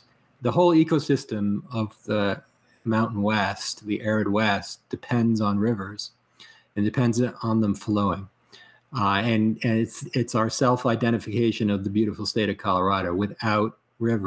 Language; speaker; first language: English; native; English